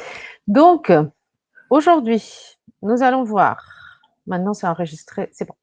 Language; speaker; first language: French; non-native, fluent; Portuguese